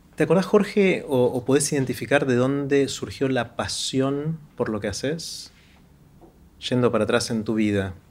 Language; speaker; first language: Spanish; native; Spanish